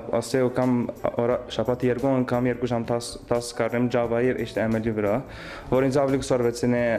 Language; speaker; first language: Armenian; early bilingual, heritage; Armenian